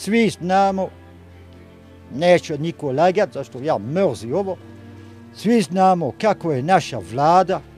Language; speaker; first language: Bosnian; non-native, learner; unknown